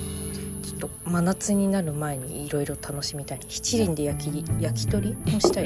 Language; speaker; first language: Japanese; native; Japanese